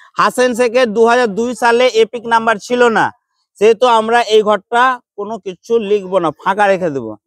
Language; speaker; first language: Bangla; native; Bangla